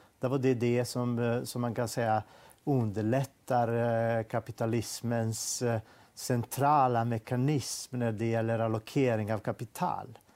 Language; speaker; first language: Swedish; non-native, fluent; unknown